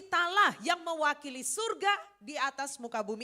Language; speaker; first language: Indonesian; native; Indonesian